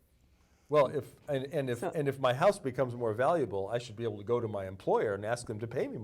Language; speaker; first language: English; native; English